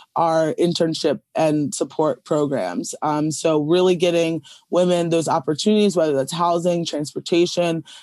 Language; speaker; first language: English; native; English